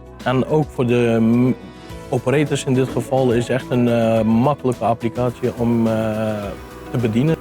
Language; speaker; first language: Dutch; non-native, fluent; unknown